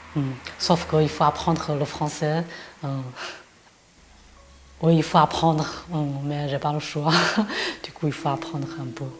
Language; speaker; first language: French; non-native, fluent; Chinese